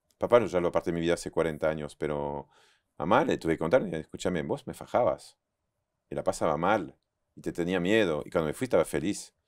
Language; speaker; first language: Spanish; non-native, fluent; French